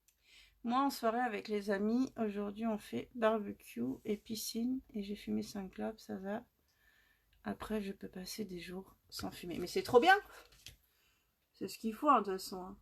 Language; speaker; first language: French; native; French